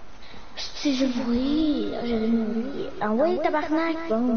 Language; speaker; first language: French; native; French